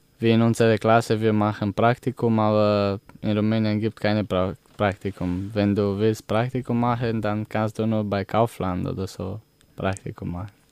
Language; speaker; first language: German; non-native, learner; Romanian